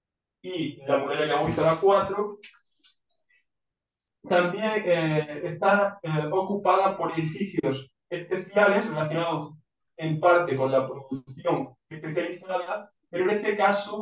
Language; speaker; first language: Spanish; native; Spanish